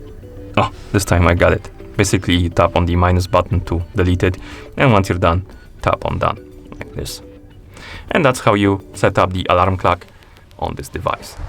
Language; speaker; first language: English; non-native, fluent; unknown